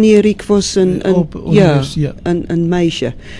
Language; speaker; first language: Dutch; non-native, learner; English